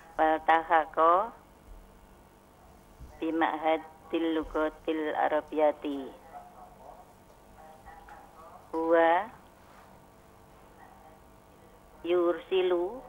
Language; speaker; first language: Arabic; non-native, learner; Indonesian